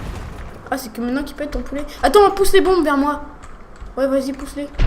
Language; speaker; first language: French; native; French